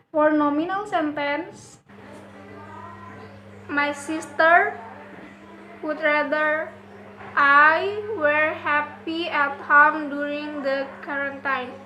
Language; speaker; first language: English; non-native, learner; Indonesian